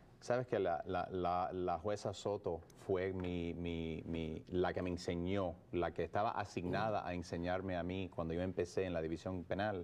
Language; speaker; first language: Spanish; early bilingual, heritage; Spanish